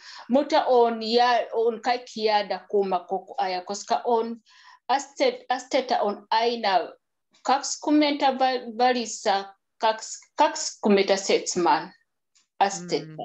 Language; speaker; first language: Finnish; non-native, learner; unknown